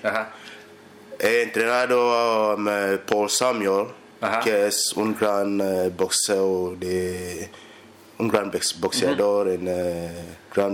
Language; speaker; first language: Spanish; non-native, learner; English